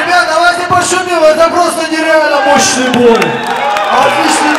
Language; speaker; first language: Russian; native; Russian